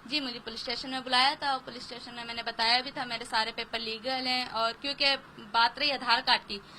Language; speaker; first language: Hindi; native; Hindi